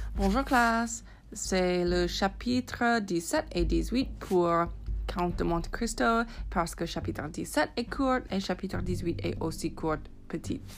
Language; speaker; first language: French; non-native, fluent; English